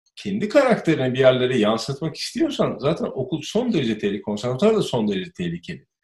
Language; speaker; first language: Turkish; early bilingual, other home language; Spanish